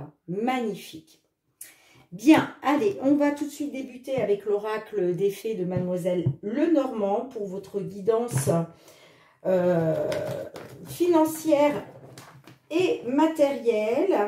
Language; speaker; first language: French; native; French